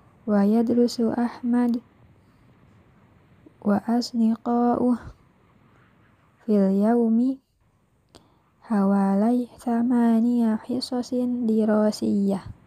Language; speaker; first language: Arabic; non-native, fluent; Indonesian